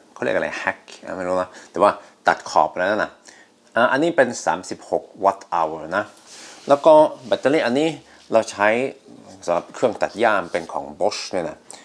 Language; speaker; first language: Thai; non-native, fluent; Norwegian